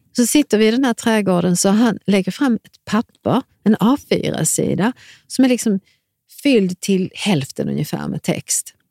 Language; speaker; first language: Swedish; early bilingual, other home language; Serbian